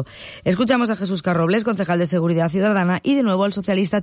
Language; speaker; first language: Spanish; native; Spanish